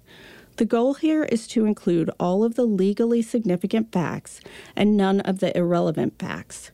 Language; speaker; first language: English; native; English